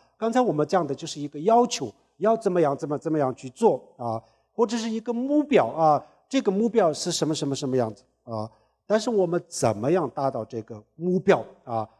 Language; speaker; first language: Chinese; non-native, local second language; Tibetan